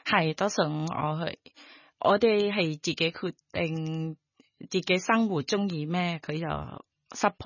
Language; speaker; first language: Cantonese; non-native, fluent; Thai